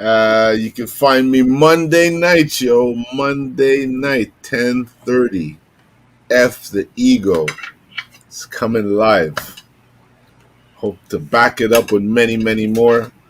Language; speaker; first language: English; native; English